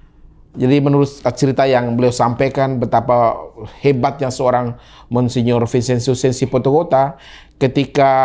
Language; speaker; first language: Indonesian; native; Indonesian